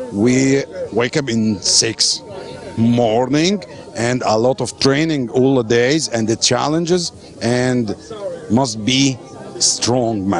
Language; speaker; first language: English; non-native, learner; Arabic